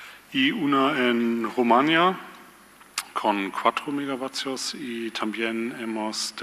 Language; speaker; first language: Spanish; non-native, learner; German